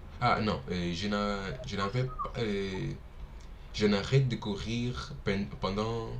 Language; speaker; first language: French; non-native, learner; Portuguese